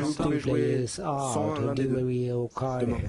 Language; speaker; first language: French; native; French